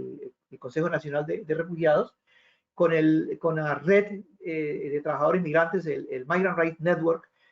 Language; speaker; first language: Spanish; native; Spanish